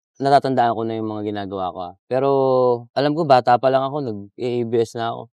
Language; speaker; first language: Filipino; native; Filipino